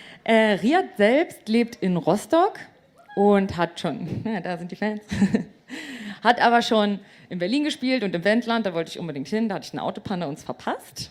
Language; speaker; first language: German; native; German